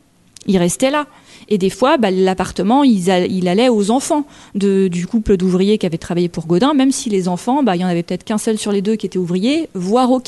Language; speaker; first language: French; native; French